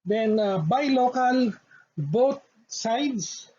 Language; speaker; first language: English; non-native, local second language; Filipino